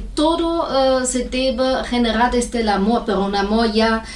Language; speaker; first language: Spanish; non-native, fluent; German